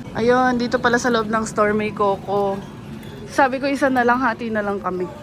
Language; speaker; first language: Filipino; native; Filipino